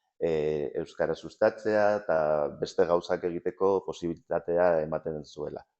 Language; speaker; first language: Basque; non-native, local second language; Spanish